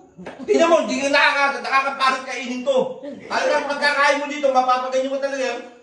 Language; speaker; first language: Filipino; native; Filipino